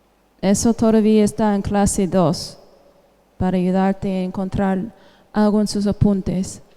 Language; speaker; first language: Spanish; non-native, fluent; English